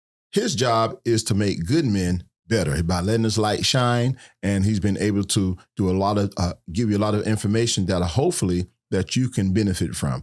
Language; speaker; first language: English; native; English